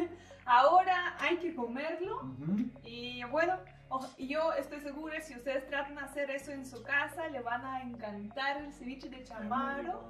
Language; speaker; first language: Spanish; non-native, learner; Russian